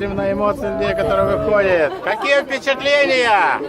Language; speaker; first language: Russian; native; Russian